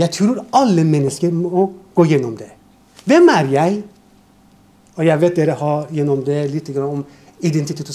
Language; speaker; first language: Norwegian; non-native, fluent; Persian